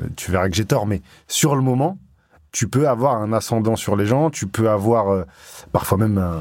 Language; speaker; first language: French; native; French